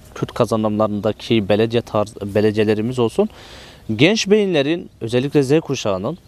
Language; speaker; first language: Turkish; native; Turkish